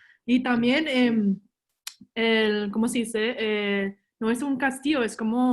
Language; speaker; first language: Spanish; non-native, learner; English